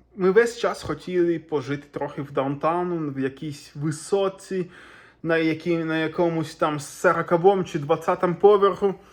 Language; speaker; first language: Ukrainian; non-native, local second language; Russian